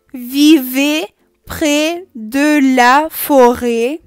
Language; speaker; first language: French; non-native, fluent; Russian